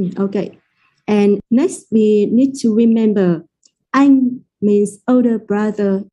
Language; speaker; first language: English; non-native, fluent; Vietnamese